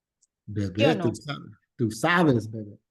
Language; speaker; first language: Spanish; non-native, learner; English